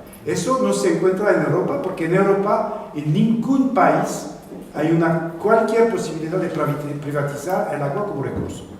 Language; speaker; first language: Spanish; non-native, fluent; French